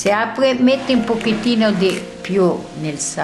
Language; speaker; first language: Italian; non-native, learner; Arabic